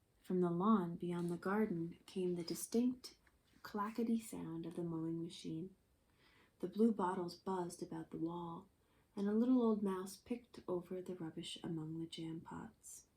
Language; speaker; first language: English; native; English